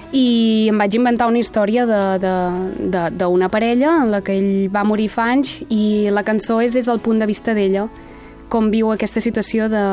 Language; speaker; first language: Catalan; native; Catalan